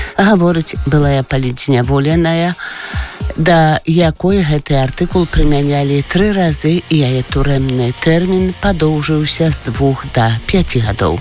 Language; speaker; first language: Belarusian; native; Belarusian